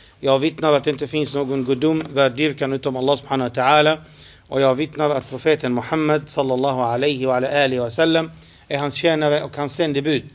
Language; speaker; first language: Swedish; non-native, fluent; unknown